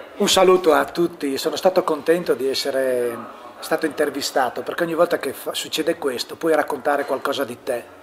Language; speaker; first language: Italian; non-native, local second language; Friulian